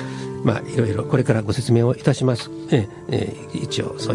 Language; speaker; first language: Japanese; native; Japanese